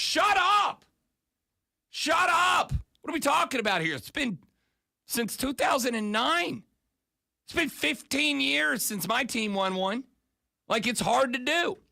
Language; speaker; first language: English; native; English